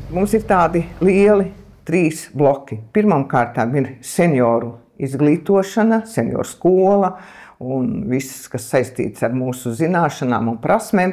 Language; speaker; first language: Latvian; native; Latvian